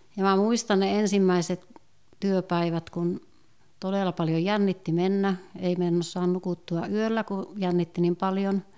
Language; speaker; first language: Finnish; native; Finnish